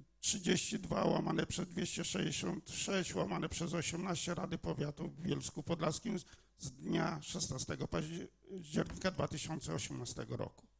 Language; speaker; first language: Polish; native; Polish